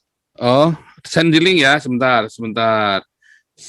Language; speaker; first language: Indonesian; native; Indonesian